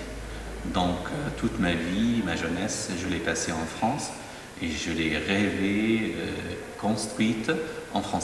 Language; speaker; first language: French; non-native, fluent; Arabic